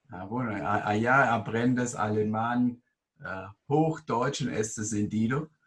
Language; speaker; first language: Spanish; non-native, fluent; German